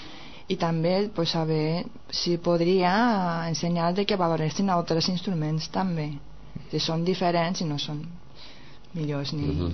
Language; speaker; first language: Catalan; non-native, fluent; Japanese